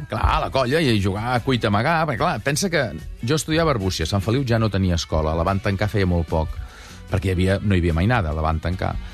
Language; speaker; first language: Catalan; native; Catalan